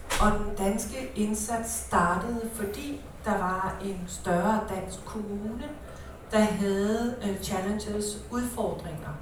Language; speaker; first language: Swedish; non-native, learner; Danish